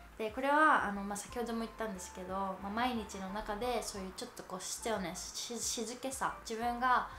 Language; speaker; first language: Japanese; native; Japanese